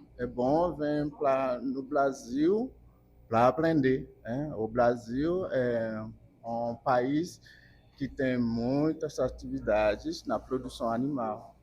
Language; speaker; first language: Portuguese; non-native, fluent; Haitian Creole